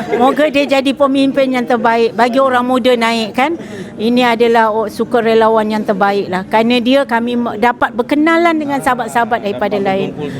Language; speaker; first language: Malay; native; Malay